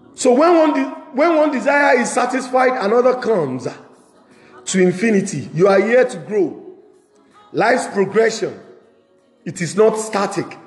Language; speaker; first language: English; non-native, local second language; Yoruba